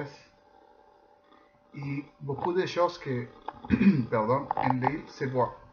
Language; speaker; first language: French; non-native, fluent; Spanish